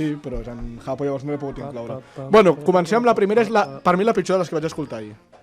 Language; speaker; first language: Catalan; native; Catalan